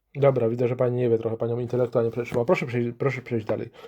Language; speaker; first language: Polish; native; Polish